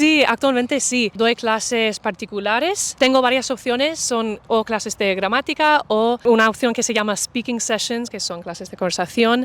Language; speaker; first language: Spanish; non-native, fluent; English